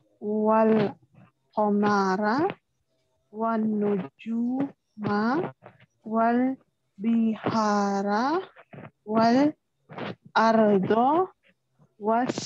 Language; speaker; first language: Arabic; non-native, learner; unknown